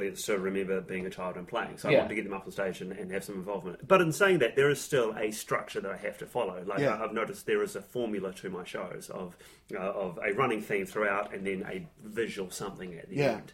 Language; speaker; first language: English; native; English